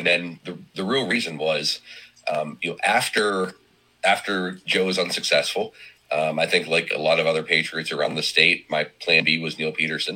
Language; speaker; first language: English; native; English